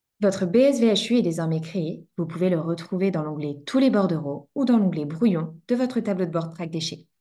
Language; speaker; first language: French; native; French